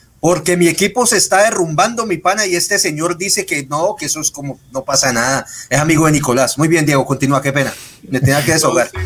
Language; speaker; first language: Spanish; native; Spanish